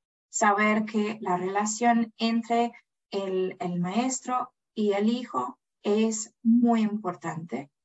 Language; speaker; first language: Spanish; non-native, fluent; English